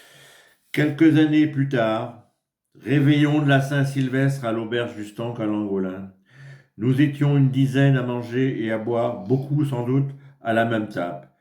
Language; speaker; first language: French; native; French